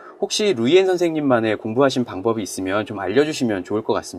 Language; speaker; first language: Korean; native; Korean